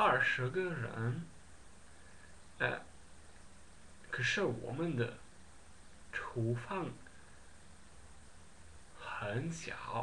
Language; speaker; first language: Chinese; non-native, learner; Dutch